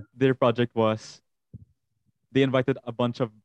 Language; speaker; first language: English; non-native, local second language; Hiligaynon